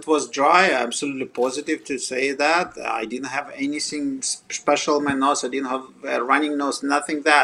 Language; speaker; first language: English; non-native, fluent; Russian